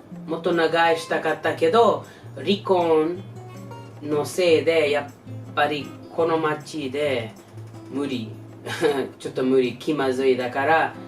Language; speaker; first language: Japanese; non-native, learner; English